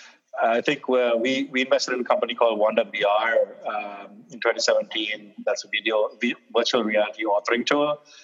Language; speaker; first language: English; non-native, local second language; Sinhala